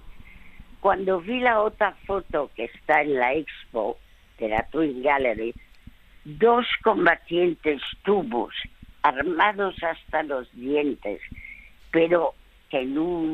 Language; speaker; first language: Spanish; early bilingual, other home language; French